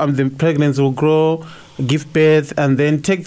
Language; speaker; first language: English; non-native, local second language; Shona